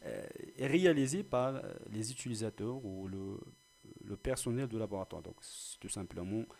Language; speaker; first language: French; non-native, local second language; Arabic